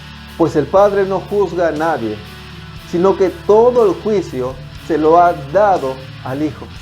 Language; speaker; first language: Spanish; native; Spanish